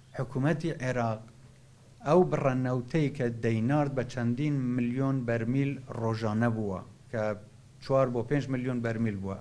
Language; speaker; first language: Central Kurdish; non-native, local second language; Kurdish